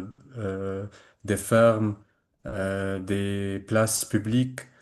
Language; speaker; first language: French; non-native, learner; Arabic